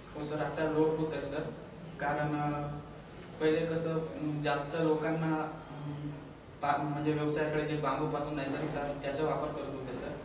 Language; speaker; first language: Marathi; native; Marathi